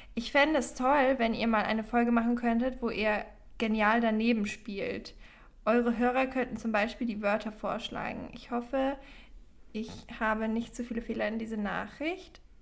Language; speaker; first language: German; native; German